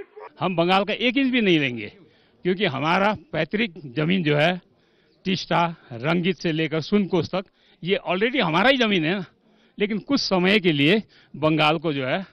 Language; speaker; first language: Hindi; non-native, local second language; Nepali